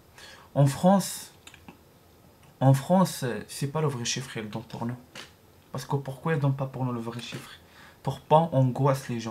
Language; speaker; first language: French; non-native, learner; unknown